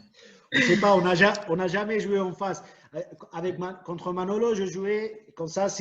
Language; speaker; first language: French; non-native, fluent; Spanish